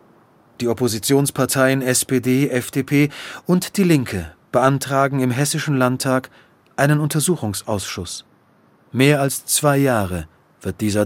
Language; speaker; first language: German; native; German